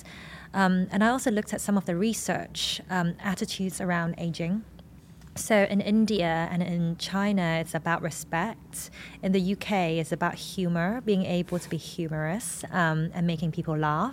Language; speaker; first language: English; non-native, local second language; Cantonese